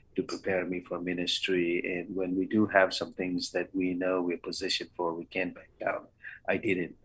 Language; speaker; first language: English; non-native, local second language; Kannada